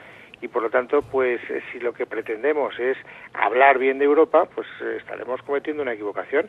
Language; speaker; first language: Spanish; native; Spanish